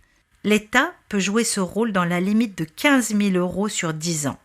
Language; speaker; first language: French; native; French